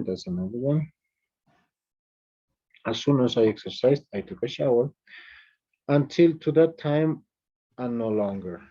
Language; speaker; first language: English; non-native, fluent; Spanish